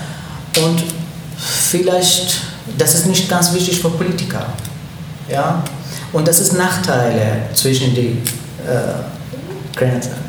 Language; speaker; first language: German; non-native, learner; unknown